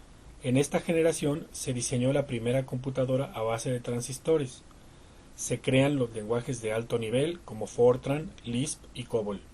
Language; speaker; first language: Spanish; native; Spanish